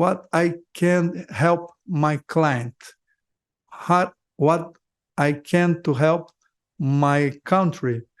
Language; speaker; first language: English; non-native, learner; Portuguese